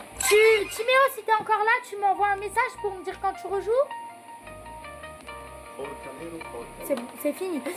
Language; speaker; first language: French; native; French